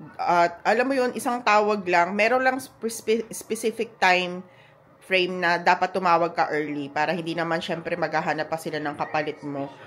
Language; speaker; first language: Filipino; native; Filipino